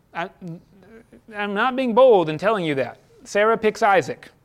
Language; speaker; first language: English; native; English